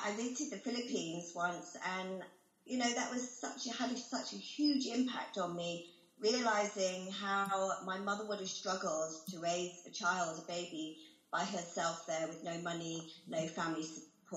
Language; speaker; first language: English; native; English